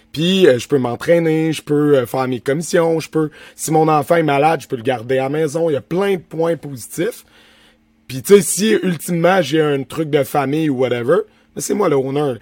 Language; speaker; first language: French; native; French